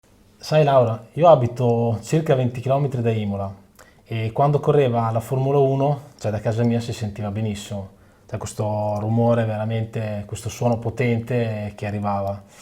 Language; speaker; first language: Italian; native; Italian